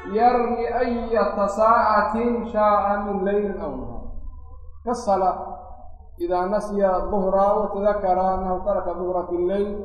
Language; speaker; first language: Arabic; non-native, local second language; Somali